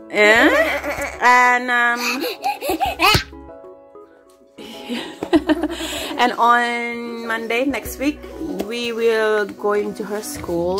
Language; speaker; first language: English; non-native, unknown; Indonesian